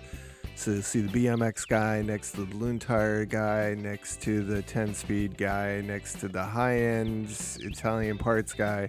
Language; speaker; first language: English; native; English